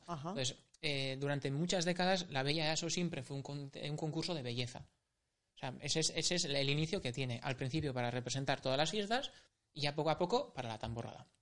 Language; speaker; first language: Spanish; native; Spanish